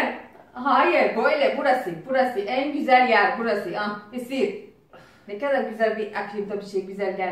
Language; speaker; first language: Turkish; non-native, learner; Azerbaijani